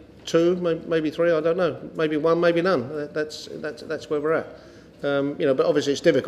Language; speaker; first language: English; native; English